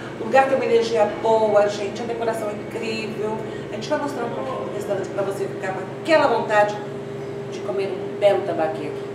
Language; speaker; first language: Portuguese; native; Portuguese